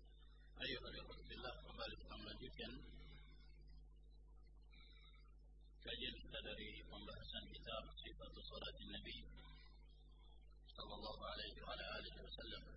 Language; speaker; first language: Arabic; non-native, fluent; Indonesian